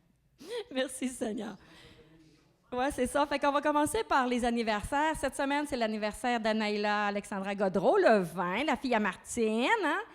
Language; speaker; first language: French; native; French